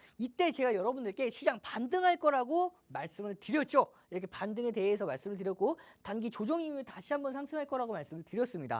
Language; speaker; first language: Korean; native; Korean